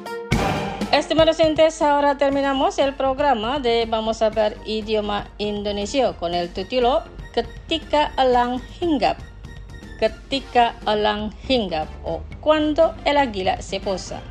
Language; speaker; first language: Spanish; non-native, fluent; Indonesian